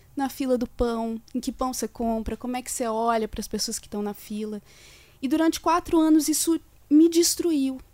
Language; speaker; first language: Portuguese; native; Portuguese